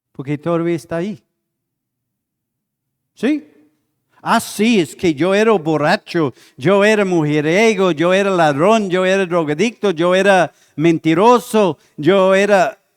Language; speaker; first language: Spanish; non-native, fluent; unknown